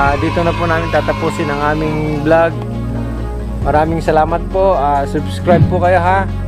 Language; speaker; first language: Filipino; non-native, local second language; Bikol